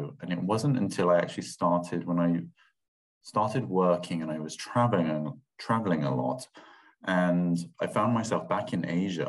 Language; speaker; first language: English; non-native, local second language; Thai